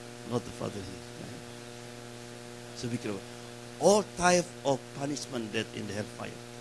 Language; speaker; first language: English; non-native, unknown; Indonesian